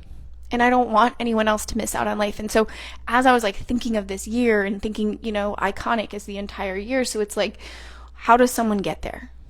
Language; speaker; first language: English; native; English